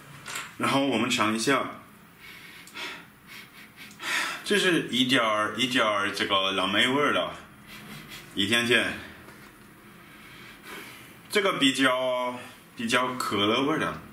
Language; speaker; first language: Chinese; non-native, fluent; German